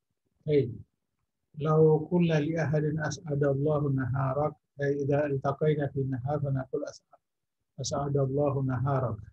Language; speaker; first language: Arabic; non-native, fluent; Indonesian